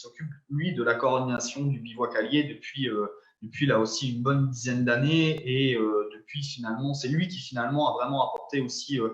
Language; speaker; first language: French; native; French